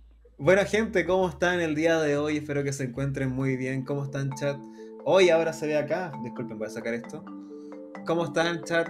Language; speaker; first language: Spanish; native; Spanish